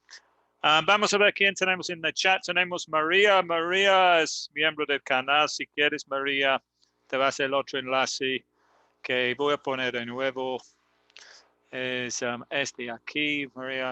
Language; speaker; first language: Spanish; non-native, learner; English